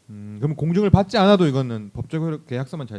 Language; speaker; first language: Korean; native; Korean